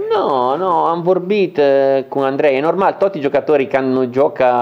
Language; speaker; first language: Romanian; non-native, learner; Italian